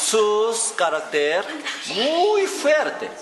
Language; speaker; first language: Spanish; non-native, learner; Korean